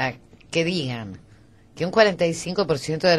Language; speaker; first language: Spanish; native; Spanish